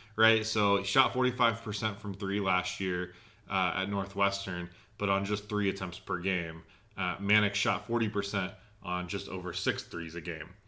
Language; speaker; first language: English; native; English